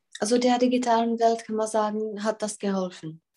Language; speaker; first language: German; non-native, fluent; Czech